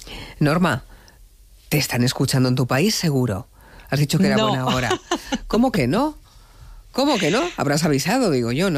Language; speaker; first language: Spanish; native; Spanish